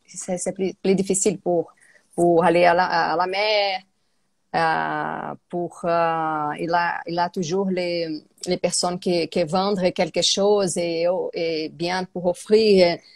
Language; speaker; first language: French; non-native, learner; Portuguese